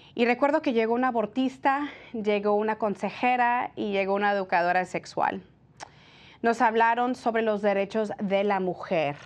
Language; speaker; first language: Spanish; early bilingual, heritage; Spanish